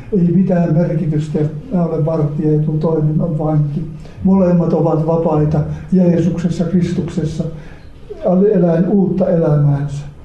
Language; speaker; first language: Finnish; native; Finnish